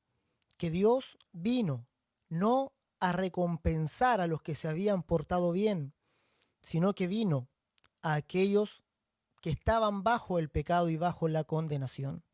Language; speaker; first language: Spanish; native; Spanish